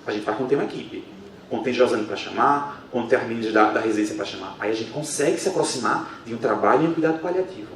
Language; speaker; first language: Portuguese; native; Portuguese